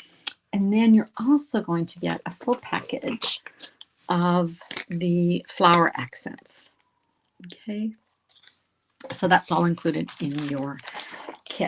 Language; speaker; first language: English; native; English